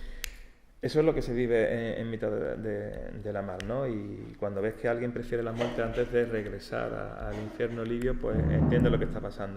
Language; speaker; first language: Spanish; native; Spanish